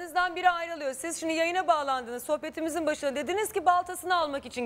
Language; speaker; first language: Turkish; native; Turkish